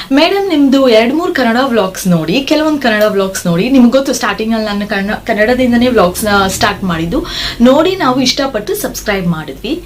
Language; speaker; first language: Kannada; non-native, local second language; Tulu